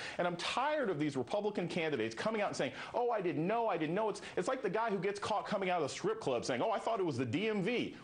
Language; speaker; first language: English; native; English